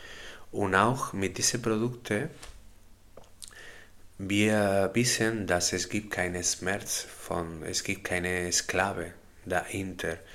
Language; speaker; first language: German; non-native, learner; Spanish